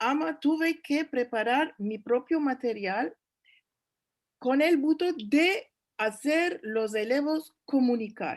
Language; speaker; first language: Spanish; early bilingual, heritage; Turkish